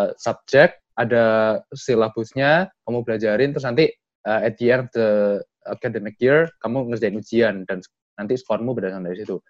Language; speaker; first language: Indonesian; native; Indonesian